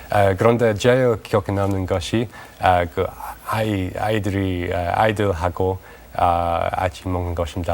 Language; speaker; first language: Korean; non-native, learner; English